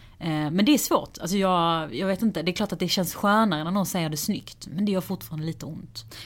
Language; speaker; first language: Swedish; early bilingual, other home language; Persian